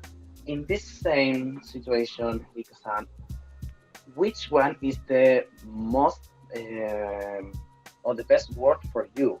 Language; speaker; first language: English; non-native, fluent; Spanish